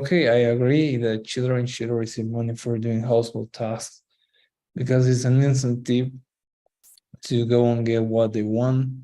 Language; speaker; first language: English; non-native, fluent; Spanish